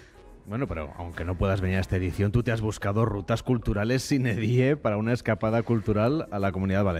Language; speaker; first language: Spanish; native; Spanish